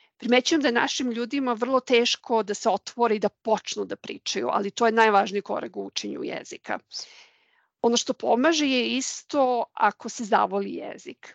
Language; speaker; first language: Serbian; native; Serbian